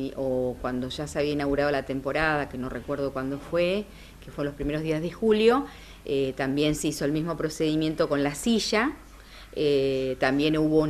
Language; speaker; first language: Spanish; native; Spanish